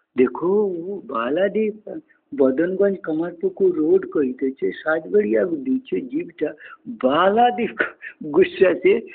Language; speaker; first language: Hindi; non-native, local second language; Bangla